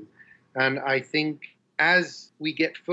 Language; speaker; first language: English; native; English